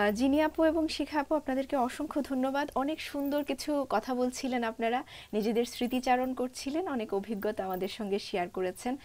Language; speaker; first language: Bangla; native; Bangla